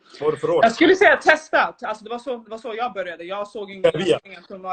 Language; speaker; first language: Swedish; early bilingual, other home language; Somali